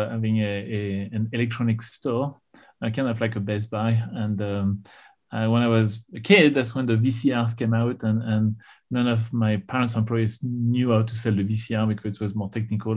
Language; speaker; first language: English; non-native, fluent; French